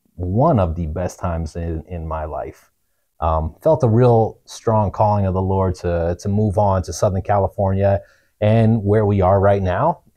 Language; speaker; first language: English; native; English